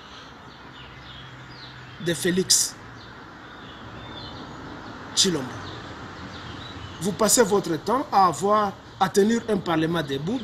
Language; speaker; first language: French; non-native, local second language; Lingala